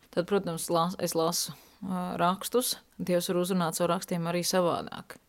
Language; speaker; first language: Latvian; native; Latvian